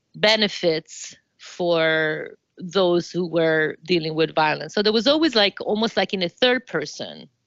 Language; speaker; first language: English; non-native, fluent; Italian